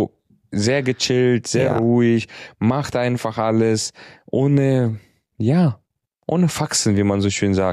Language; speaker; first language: German; native; German